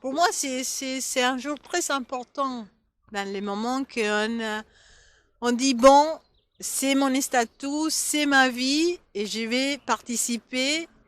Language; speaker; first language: French; non-native, fluent; Spanish